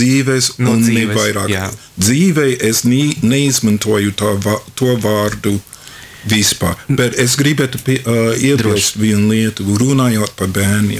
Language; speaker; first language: Latvian; non-native, fluent; English